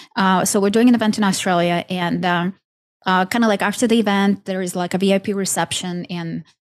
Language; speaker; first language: English; non-native, fluent; Ukrainian